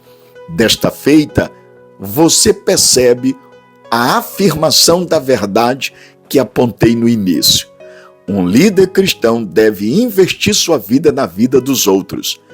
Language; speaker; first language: Portuguese; native; Portuguese